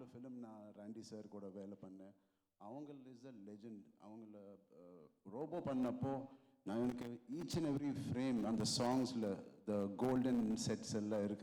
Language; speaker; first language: Tamil; non-native, local second language; Telugu